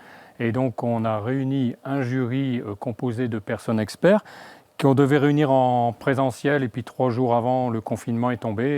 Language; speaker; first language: French; native; French